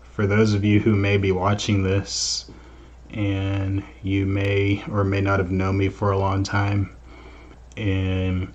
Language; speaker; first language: English; native; English